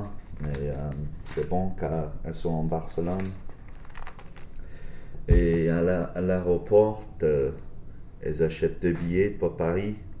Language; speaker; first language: French; non-native, learner; English